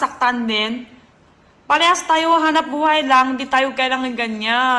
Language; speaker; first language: Filipino; non-native, learner; Chinese